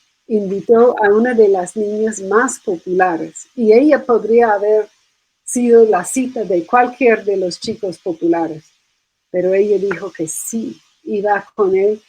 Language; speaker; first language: Spanish; non-native, fluent; English